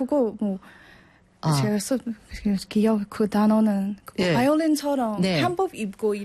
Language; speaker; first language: Korean; non-native, learner; Burmese